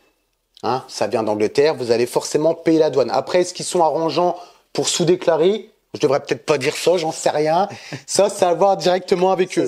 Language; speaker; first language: French; native; French